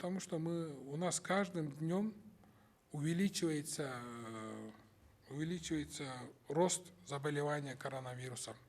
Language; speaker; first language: Russian; non-native, local second language; Kyrgyz